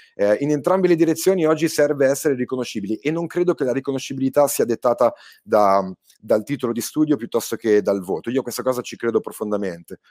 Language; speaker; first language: Italian; native; Italian